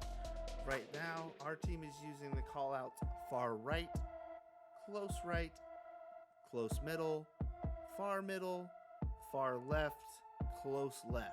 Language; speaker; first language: English; native; English